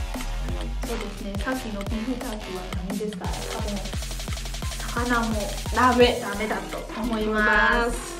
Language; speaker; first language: Japanese; non-native, learner; Vietnamese